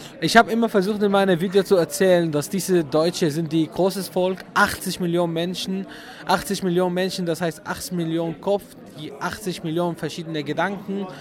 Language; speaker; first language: German; non-native, fluent; Arabic